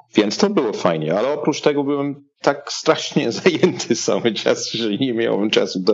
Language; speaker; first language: Polish; non-native, fluent; English